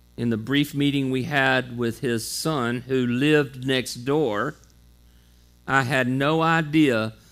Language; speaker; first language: English; native; English